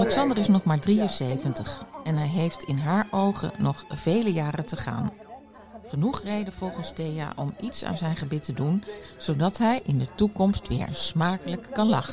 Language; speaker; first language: Dutch; native; Dutch